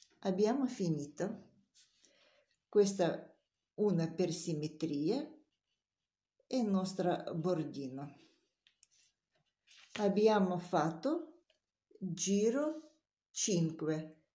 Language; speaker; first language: Italian; non-native, learner; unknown